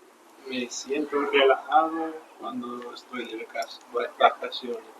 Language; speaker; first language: Spanish; non-native, learner; English